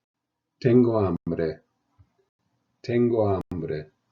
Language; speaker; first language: Spanish; non-native, fluent; English